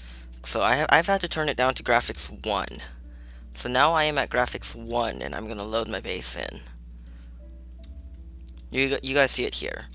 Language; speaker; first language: English; native; English